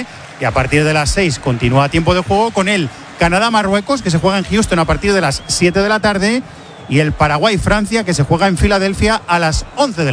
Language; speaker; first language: Spanish; native; Spanish